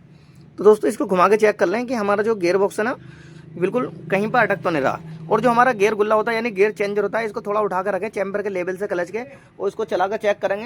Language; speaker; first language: Hindi; native; Hindi